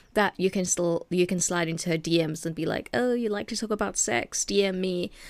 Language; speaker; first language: English; native; English